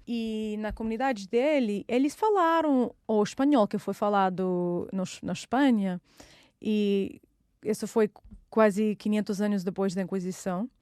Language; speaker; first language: Portuguese; non-native, fluent; Russian